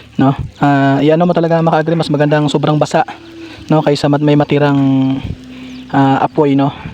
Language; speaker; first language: Filipino; non-native, local second language; Cebuano